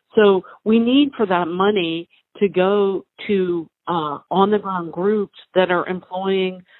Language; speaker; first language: English; native; English